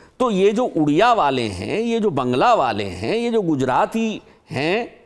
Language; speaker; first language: Hindi; native; Hindi